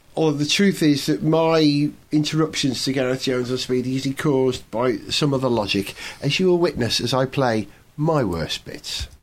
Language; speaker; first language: English; native; English